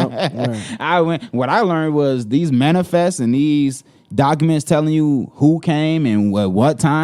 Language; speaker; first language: English; native; English